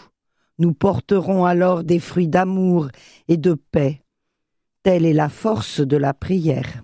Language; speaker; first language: French; native; French